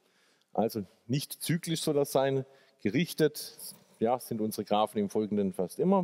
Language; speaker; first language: German; native; German